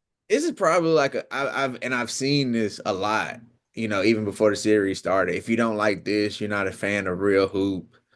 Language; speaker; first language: English; native; English